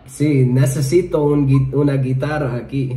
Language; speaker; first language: Spanish; non-native, learner; English